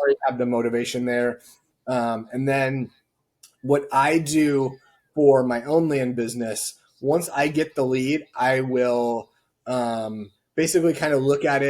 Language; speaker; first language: English; native; English